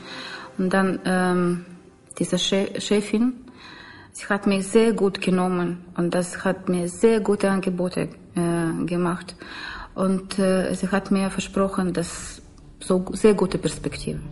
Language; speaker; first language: German; non-native, learner; Russian